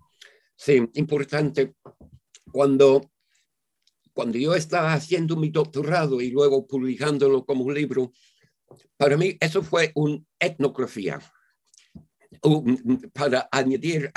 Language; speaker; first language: Spanish; non-native, fluent; English